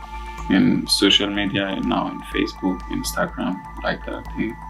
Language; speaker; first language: English; non-native, learner; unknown